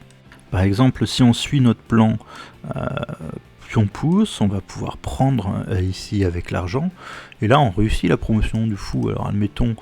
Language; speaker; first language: French; native; French